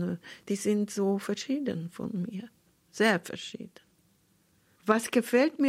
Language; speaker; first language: German; non-native, fluent; Hungarian